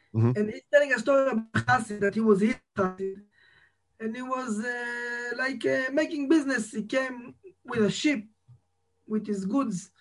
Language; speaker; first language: English; non-native, fluent; Hebrew